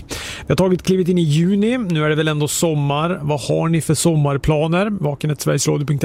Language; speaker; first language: Swedish; native; Swedish